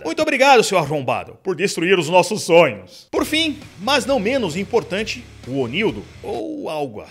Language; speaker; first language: Portuguese; native; Portuguese